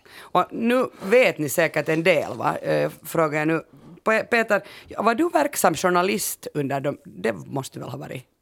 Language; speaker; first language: Swedish; native; Swedish